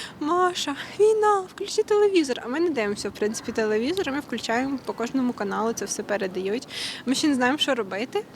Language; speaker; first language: Ukrainian; native; Ukrainian